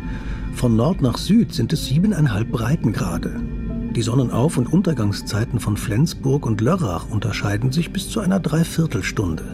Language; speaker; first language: German; native; German